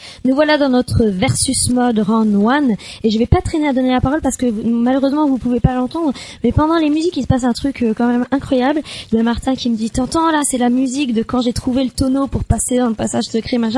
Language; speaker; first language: French; native; French